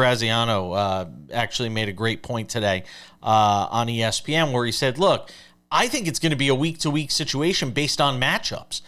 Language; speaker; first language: English; native; English